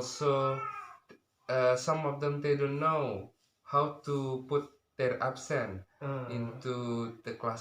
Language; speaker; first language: English; non-native, learner; Indonesian